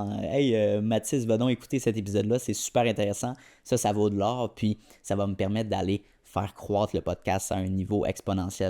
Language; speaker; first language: French; native; French